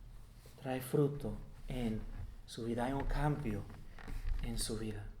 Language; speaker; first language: Spanish; non-native, fluent; English